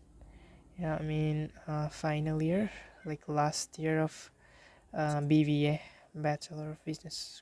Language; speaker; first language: English; non-native, fluent; Bangla